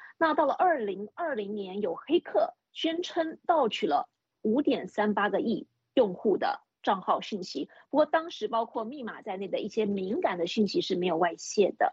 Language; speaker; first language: Chinese; native; Chinese